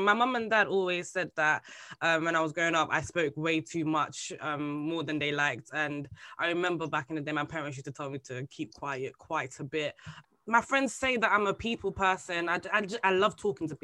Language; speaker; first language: English; native; English